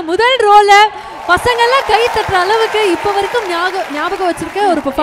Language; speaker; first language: Tamil; native; Tamil